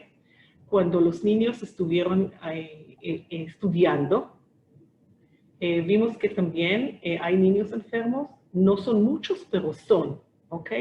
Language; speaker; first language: Spanish; non-native, fluent; Hebrew